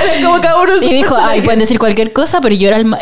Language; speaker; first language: Spanish; native; Spanish